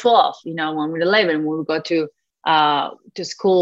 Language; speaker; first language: English; non-native, fluent; Spanish